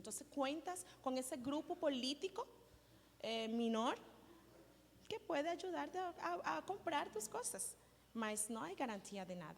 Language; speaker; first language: Portuguese; non-native, learner; Spanish